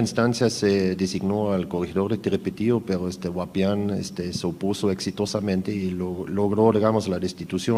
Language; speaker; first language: Spanish; native; Spanish